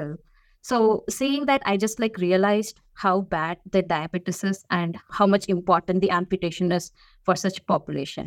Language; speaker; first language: English; non-native, local second language; Tamil